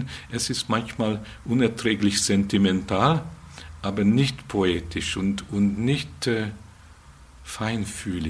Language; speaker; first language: German; non-native, fluent; Hungarian